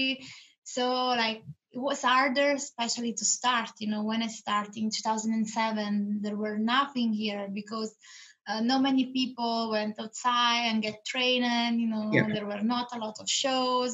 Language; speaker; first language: English; non-native, fluent; Italian